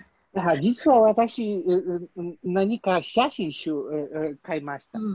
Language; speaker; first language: Japanese; non-native, learner; Polish